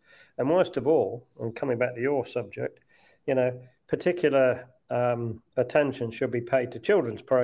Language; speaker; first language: English; native; English